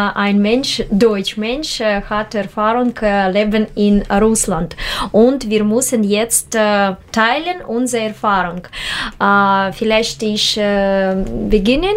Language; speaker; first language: German; non-native, learner; Russian